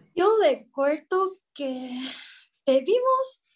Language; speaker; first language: Spanish; non-native, learner; Chinese